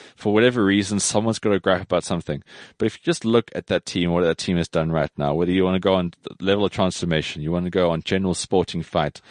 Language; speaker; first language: English; native; English